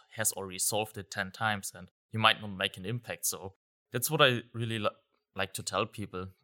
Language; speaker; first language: English; non-native, fluent; German